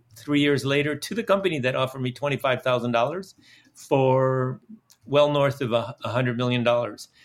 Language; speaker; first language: English; early bilingual, other home language; Dutch